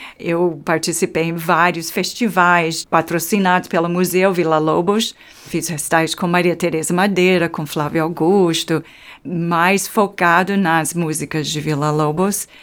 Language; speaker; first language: Portuguese; non-native, fluent; English